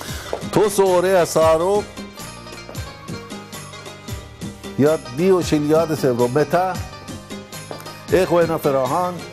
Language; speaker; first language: Greek; non-native, learner; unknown